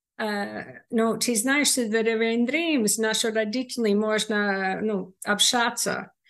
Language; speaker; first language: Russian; non-native, learner; English